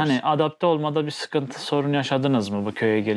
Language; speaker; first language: Turkish; native; Turkish